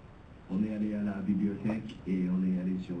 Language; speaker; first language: French; non-native, learner; English